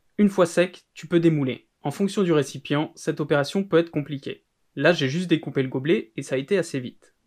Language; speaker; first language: French; native; French